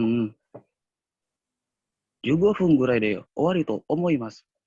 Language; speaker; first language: Japanese; non-native, learner; Indonesian